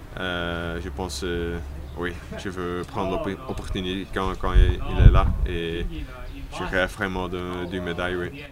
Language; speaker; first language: French; non-native, local second language; Dutch